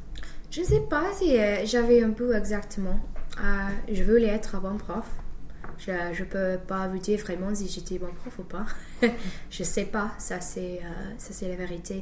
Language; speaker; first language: French; non-native, fluent; English